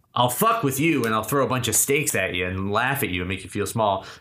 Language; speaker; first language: English; native; English